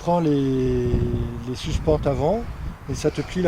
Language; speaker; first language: French; native; French